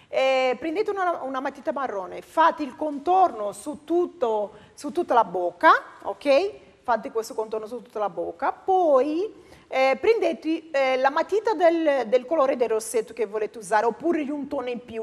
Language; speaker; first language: Italian; non-native, fluent; Portuguese